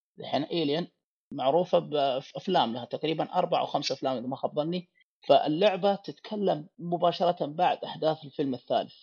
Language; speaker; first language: Arabic; native; Arabic